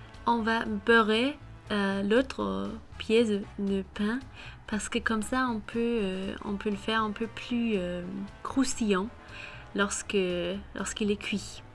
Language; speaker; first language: French; non-native, fluent; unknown